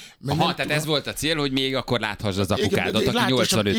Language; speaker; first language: Hungarian; native; Hungarian